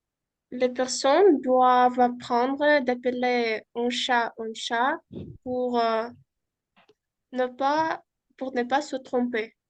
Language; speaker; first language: French; non-native, fluent; Uzbek